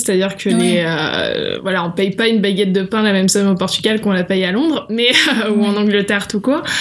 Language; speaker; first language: French; native; French